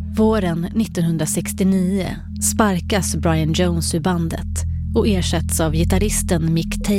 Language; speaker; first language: Swedish; native; Swedish